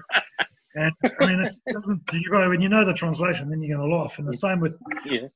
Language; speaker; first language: English; native; English